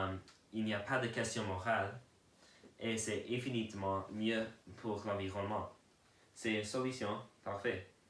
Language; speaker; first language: French; non-native, learner; English